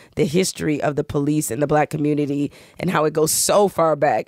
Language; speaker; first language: English; native; English